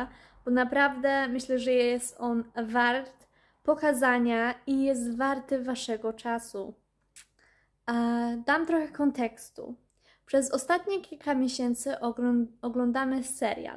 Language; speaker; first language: Polish; early bilingual, heritage; Polish